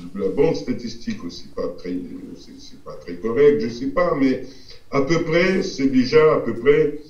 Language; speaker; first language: French; non-native, fluent; Russian